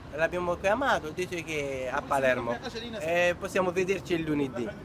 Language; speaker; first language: Italian; non-native, learner; Arabic